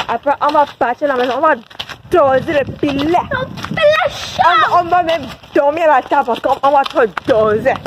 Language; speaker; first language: French; early bilingual, heritage; English